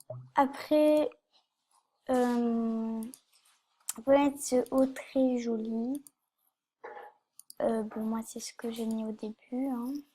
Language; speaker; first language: French; native; French